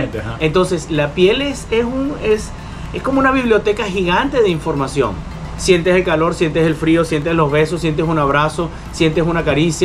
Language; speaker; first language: Spanish; native; Spanish